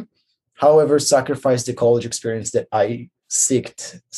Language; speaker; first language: English; non-native, fluent; Hebrew